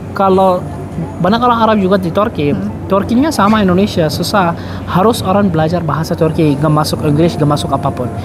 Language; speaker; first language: Indonesian; non-native, fluent; Arabic